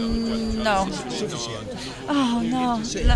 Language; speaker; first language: Spanish; non-native, learner; English